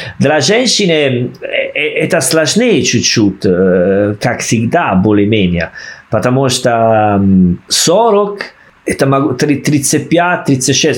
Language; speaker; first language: Russian; non-native, fluent; Italian